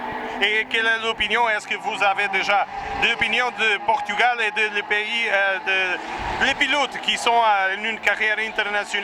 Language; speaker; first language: French; non-native, learner; Portuguese